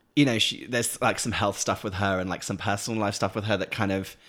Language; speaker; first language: English; native; English